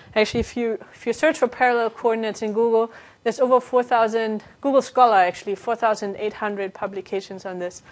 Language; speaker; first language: English; non-native, fluent; German